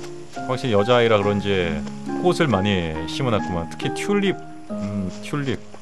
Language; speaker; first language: Korean; native; Korean